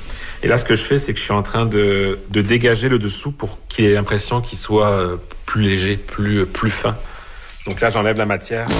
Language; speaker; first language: French; native; French